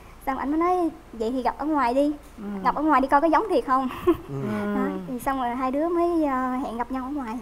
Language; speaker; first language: Vietnamese; native; Vietnamese